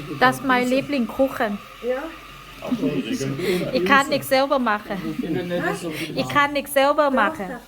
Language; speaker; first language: German; non-native, learner; Thai